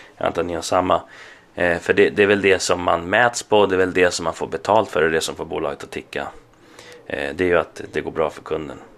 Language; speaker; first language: Swedish; early bilingual, other home language; Spanish